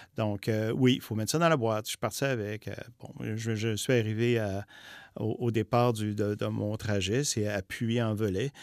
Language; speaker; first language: French; native; French